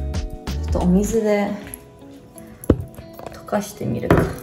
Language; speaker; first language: Japanese; early bilingual, heritage; Japanese